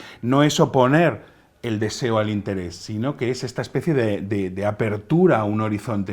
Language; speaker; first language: Spanish; native; Spanish